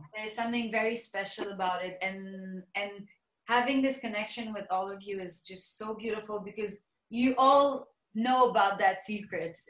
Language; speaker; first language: English; non-native, local second language; French